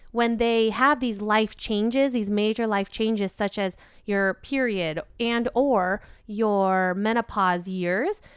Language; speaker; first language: English; native; English